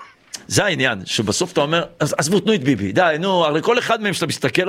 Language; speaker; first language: Hebrew; native; Hebrew